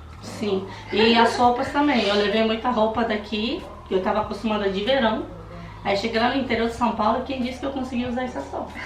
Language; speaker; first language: Portuguese; non-native, fluent; Romanian